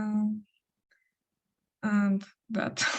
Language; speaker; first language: English; non-native, learner; Spanish